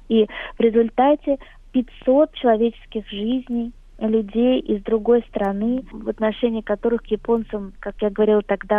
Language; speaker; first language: Russian; native; Russian